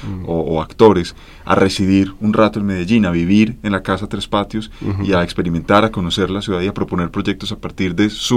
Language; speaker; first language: Spanish; native; Spanish